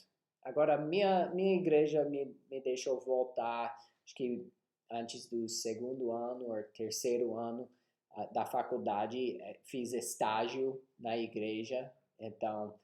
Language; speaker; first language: Portuguese; non-native, fluent; English